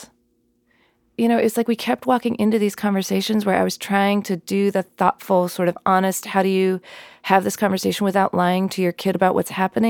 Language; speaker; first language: English; native; English